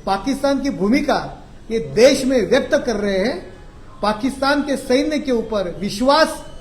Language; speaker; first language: Hindi; non-native, local second language; Marathi